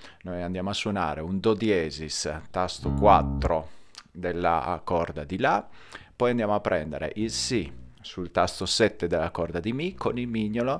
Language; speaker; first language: Italian; native; Italian